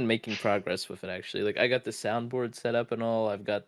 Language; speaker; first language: English; native; English